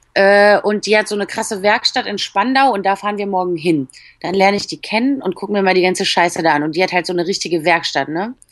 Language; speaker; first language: German; early bilingual, other home language; Polish